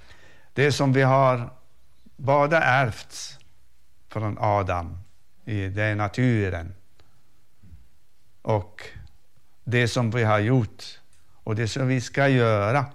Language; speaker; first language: Swedish; non-native, fluent; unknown